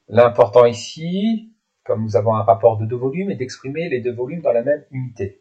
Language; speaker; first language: French; native; French